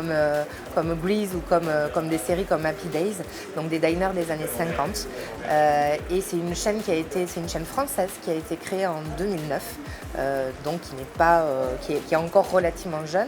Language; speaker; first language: French; native; French